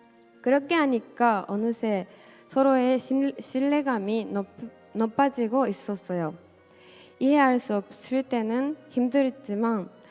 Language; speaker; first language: Korean; non-native, fluent; Japanese